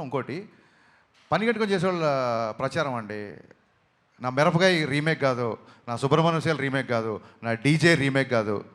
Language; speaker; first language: Telugu; native; Telugu